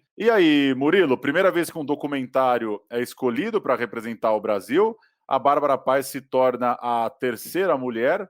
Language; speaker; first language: Portuguese; native; Portuguese